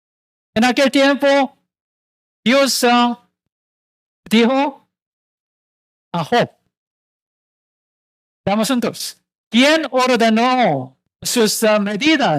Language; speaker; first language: Spanish; non-native, learner; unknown